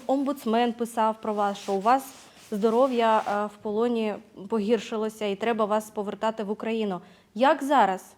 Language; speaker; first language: Ukrainian; native; Ukrainian